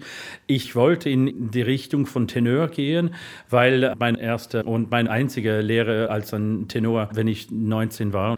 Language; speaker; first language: German; non-native, fluent; English